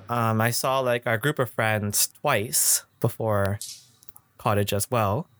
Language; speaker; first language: English; early bilingual, other home language; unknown